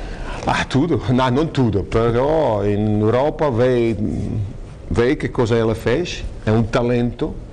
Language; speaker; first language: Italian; non-native, fluent; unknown